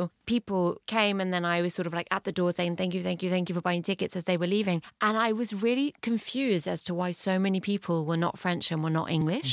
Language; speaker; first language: English; early bilingual, heritage; English